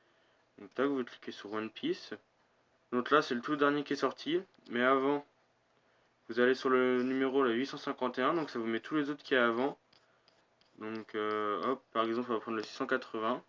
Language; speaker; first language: French; native; French